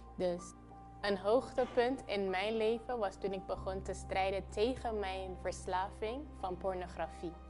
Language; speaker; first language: Dutch; non-native, local second language; Papiamento